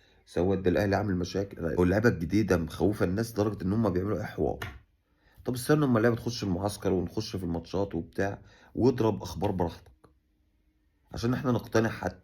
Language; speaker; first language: Arabic; native; Arabic